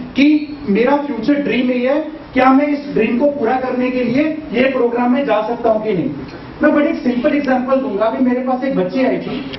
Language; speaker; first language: Hindi; non-native, local second language; Punjabi